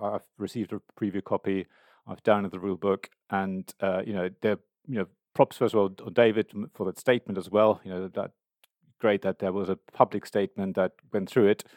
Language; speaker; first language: English; non-native, fluent; German